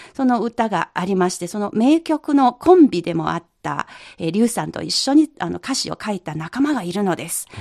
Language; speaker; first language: Japanese; non-native, fluent; Chinese